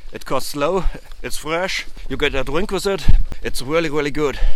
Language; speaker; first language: English; non-native, learner; German